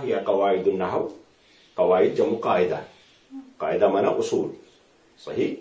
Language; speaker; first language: Arabic; non-native, fluent; Urdu